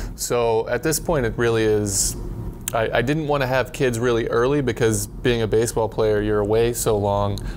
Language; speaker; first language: English; native; English